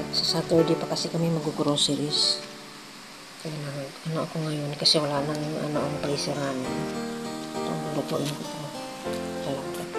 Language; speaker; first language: Filipino; non-native, local second language; Cebuano